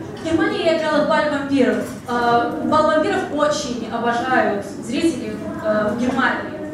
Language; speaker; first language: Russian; early bilingual, heritage; Russian